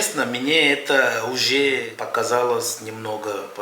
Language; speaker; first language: Russian; non-native, fluent; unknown